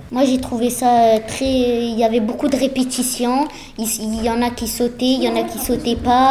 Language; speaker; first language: French; native; French